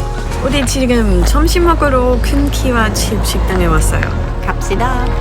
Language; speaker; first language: Korean; non-native, learner; German